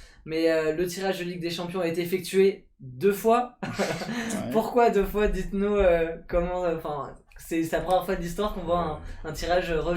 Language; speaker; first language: French; native; French